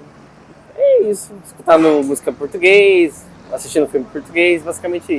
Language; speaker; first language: Portuguese; non-native, fluent; Spanish